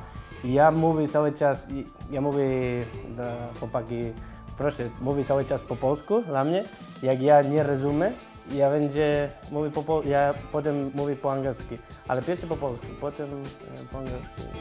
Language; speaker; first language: Polish; non-native, learner; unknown